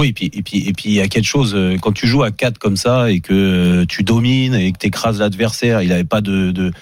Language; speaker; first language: French; native; French